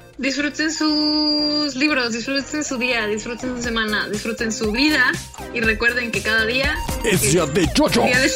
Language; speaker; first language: Spanish; native; Spanish